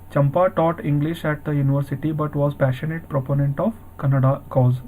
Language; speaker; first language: English; non-native, local second language; Kannada